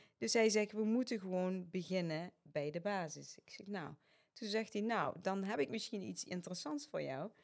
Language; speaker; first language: Dutch; early bilingual, other home language; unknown